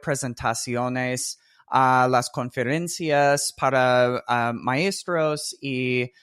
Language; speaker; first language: Spanish; non-native, fluent; English